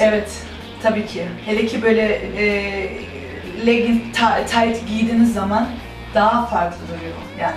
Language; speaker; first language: Turkish; early bilingual, heritage; Turkish